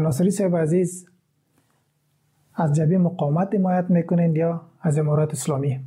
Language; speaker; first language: Persian; native; Persian